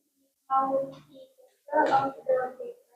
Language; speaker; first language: English; non-native, learner; Indonesian